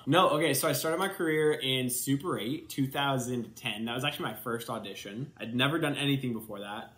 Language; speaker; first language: English; native; English